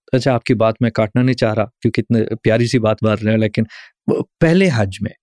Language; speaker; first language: Urdu; early bilingual, heritage; Urdu